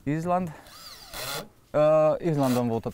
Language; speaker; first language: German; non-native, learner; Hungarian